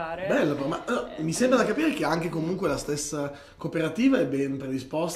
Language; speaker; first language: Italian; native; Italian